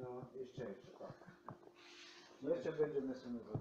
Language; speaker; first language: Polish; non-native, learner; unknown